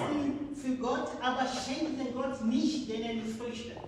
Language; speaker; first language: German; non-native, fluent; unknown